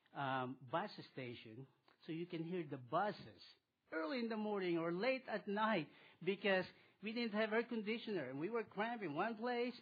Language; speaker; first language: English; non-native, local second language; Filipino